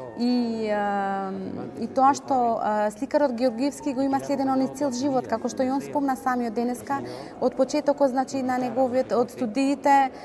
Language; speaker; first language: Macedonian; non-native, fluent; Spanish